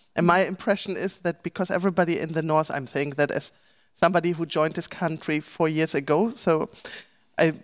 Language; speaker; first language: English; non-native, fluent; German